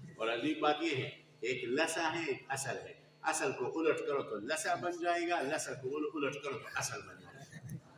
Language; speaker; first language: Urdu; non-native, local second language; Pashto